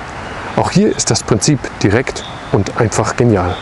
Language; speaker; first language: German; native; German